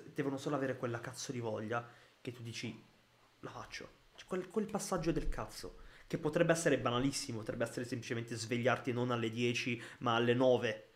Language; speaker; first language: Italian; early bilingual, other home language; Arabic